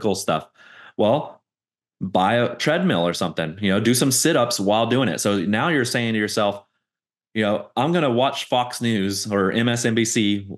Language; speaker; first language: English; native; English